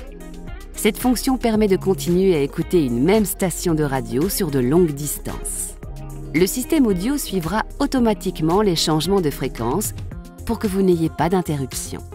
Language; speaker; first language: French; native; French